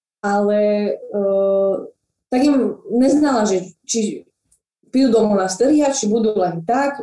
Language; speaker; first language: Slovak; non-native, local second language; Rusyn